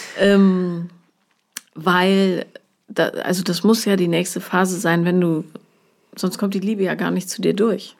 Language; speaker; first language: German; native; German